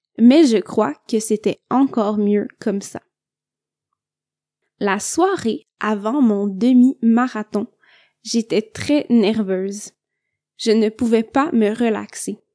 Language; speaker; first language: French; native; French